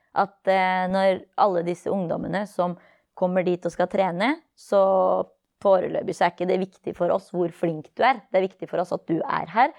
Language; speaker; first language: Norwegian; early bilingual, other home language; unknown